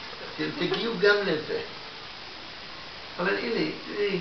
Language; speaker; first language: Hebrew; non-native, fluent; Russian